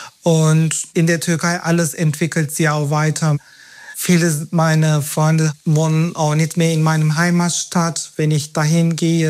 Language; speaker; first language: German; non-native, fluent; Turkish